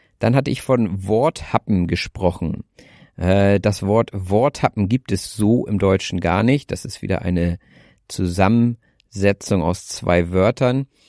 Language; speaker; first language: German; native; German